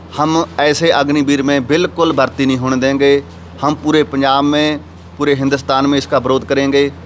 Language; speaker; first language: Hindi; native; Hindi